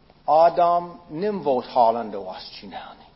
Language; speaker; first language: Hungarian; non-native, fluent; English